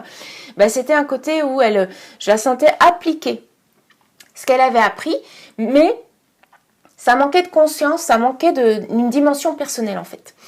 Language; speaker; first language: French; native; French